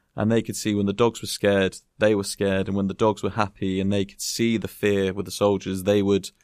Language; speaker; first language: English; native; English